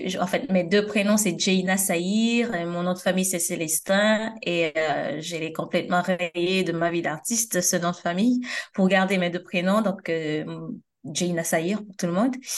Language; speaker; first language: French; non-native, local second language; Haitian Creole